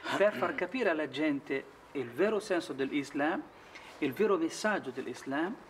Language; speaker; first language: Italian; non-native, fluent; Arabic